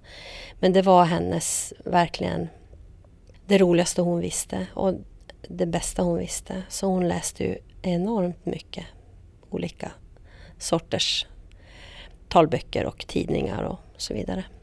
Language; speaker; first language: Swedish; native; Swedish